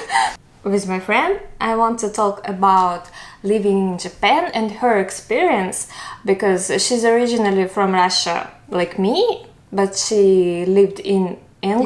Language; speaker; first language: English; non-native, learner; Russian